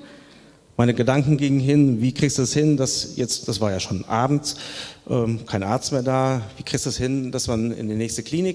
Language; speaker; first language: German; native; German